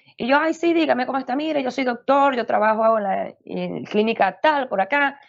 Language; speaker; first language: Spanish; native; Spanish